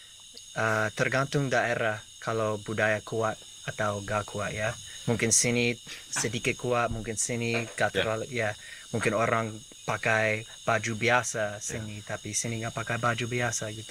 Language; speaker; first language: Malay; non-native, learner; English